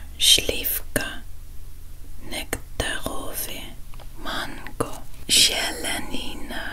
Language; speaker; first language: Polish; non-native, learner; Dutch